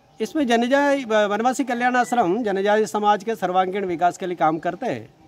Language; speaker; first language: Hindi; non-native, local second language; Malayalam